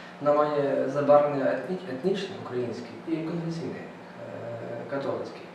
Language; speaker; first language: Ukrainian; native; Ukrainian